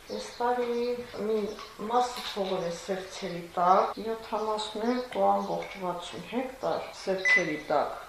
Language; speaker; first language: Armenian; native; Armenian